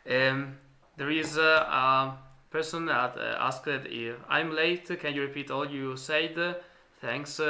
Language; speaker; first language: English; non-native, learner; Italian